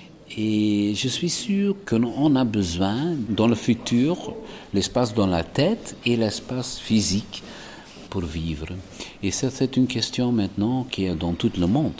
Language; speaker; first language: French; non-native, local second language; Dutch